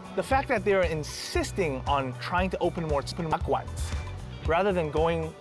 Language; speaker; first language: English; non-native, fluent; Chinese